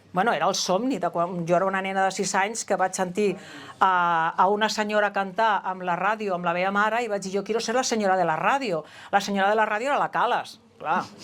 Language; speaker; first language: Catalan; non-native, local second language; Spanish